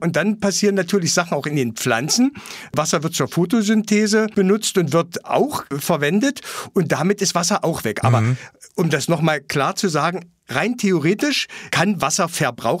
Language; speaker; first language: German; native; German